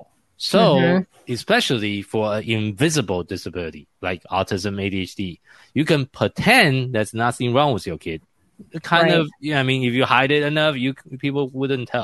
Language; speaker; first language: English; non-native, fluent; Chinese